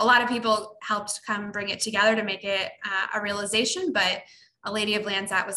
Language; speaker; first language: English; native; English